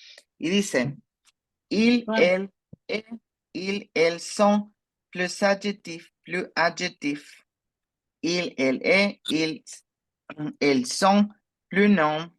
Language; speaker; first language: French; non-native, fluent; Spanish